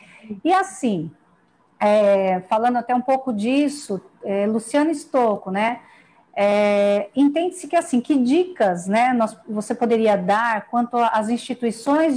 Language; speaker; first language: Portuguese; native; Portuguese